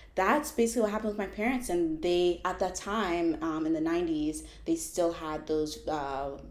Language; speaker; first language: English; native; English